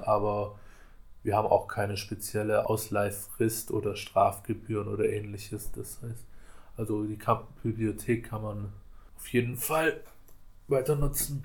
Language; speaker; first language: German; native; German